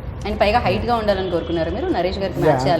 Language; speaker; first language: Telugu; native; Telugu